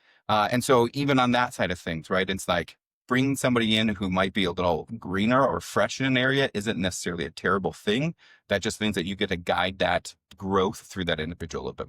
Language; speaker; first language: English; native; English